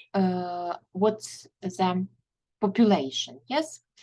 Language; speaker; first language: English; non-native, fluent; Ukrainian